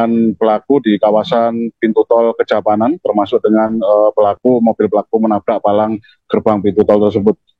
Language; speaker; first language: Indonesian; native; Indonesian